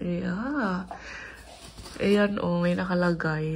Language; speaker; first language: English; non-native, local second language; Cebuano